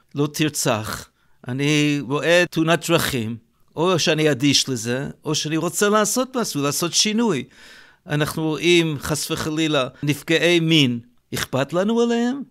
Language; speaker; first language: Hebrew; native; Hebrew